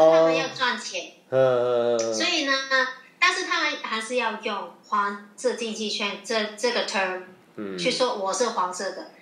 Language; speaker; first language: Chinese; non-native, local second language; Cantonese